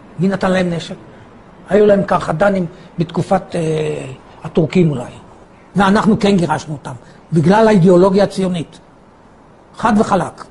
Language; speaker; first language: Hebrew; native; Hebrew